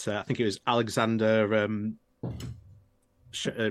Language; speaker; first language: English; native; English